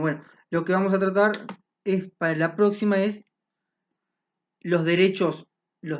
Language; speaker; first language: Spanish; native; Spanish